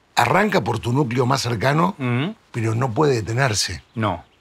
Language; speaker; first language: Spanish; native; Spanish